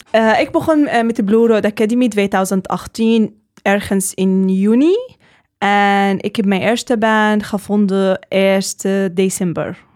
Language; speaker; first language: Dutch; non-native, learner; Arabic